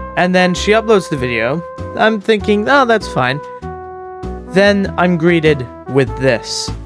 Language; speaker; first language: English; native; English